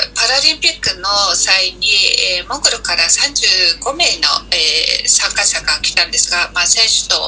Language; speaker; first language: Japanese; non-native, fluent; Mongolian